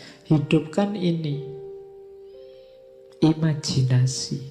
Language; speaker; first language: Indonesian; native; Indonesian